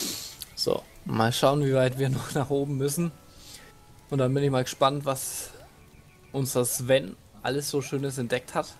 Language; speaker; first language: German; native; German